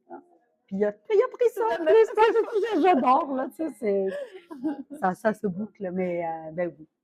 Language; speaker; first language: French; non-native, fluent; Arabic